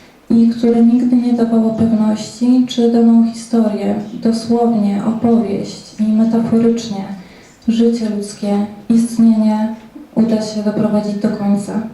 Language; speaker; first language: Polish; native; Polish